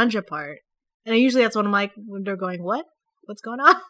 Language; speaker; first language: English; non-native, local second language; Filipino